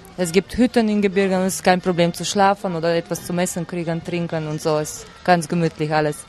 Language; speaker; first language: German; non-native, learner; Slovenian